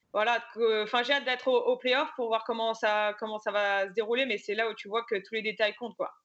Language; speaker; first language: French; native; French